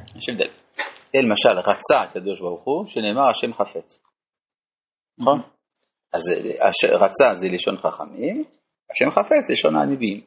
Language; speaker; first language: Hebrew; non-native, fluent; French